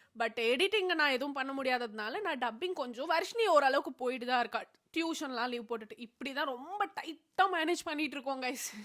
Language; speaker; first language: Tamil; non-native, local second language; Telugu